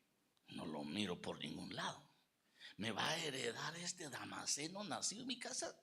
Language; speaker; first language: Spanish; native; Spanish